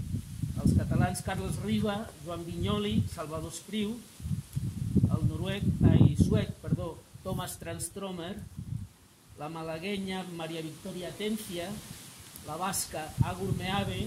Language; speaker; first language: Catalan; native; Catalan